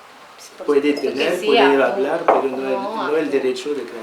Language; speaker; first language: Spanish; non-native, learner; French